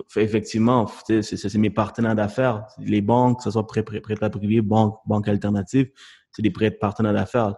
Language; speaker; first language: French; native; French